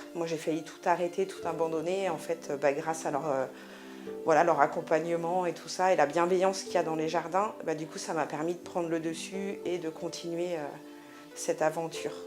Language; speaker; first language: French; native; French